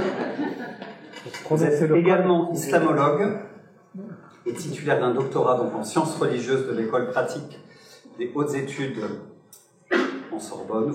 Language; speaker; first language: French; native; French